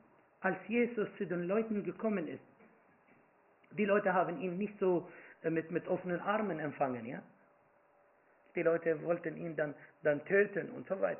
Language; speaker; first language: German; non-native, fluent; Arabic